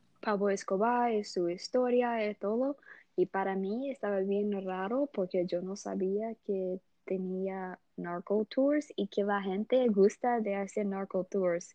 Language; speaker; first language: Spanish; non-native, learner; English